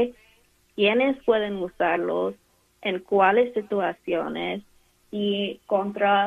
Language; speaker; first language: Spanish; non-native, fluent; English